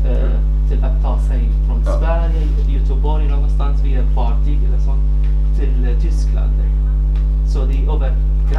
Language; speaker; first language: Swedish; non-native, fluent; Arabic